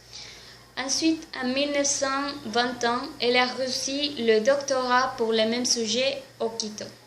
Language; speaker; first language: French; non-native, learner; Spanish